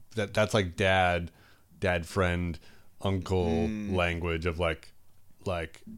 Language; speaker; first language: English; native; English